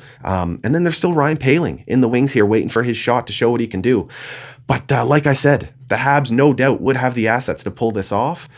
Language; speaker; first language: English; native; English